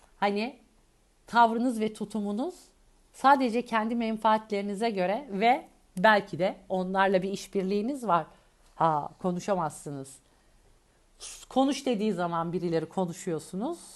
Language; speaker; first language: Turkish; native; Turkish